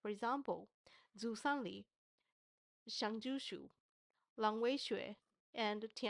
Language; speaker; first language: English; non-native, fluent; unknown